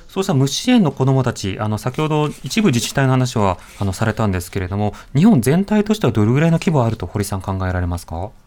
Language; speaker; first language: Japanese; native; Japanese